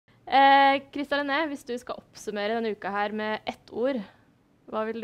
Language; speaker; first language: Norwegian; native; Norwegian